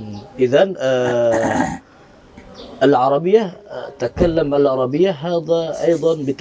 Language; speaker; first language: Arabic; non-native, fluent; Indonesian